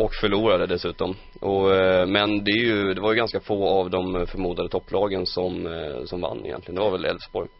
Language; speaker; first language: Swedish; native; Swedish